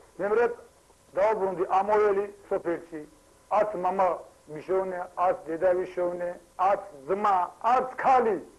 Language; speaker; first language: Georgian; non-native, local second language; Turkish